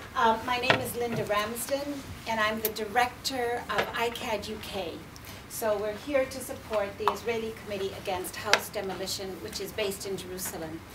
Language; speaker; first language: English; native; English